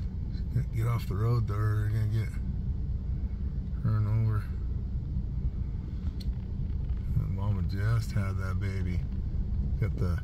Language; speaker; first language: English; native; English